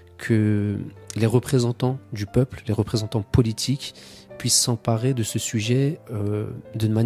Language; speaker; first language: French; native; French